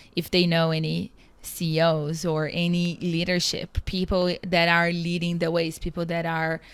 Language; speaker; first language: English; non-native, fluent; Portuguese